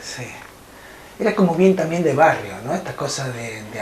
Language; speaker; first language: Spanish; native; Spanish